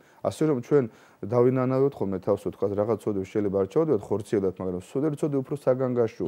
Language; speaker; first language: Georgian; native; Georgian